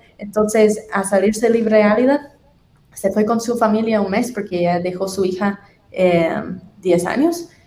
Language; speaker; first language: Spanish; non-native, fluent; English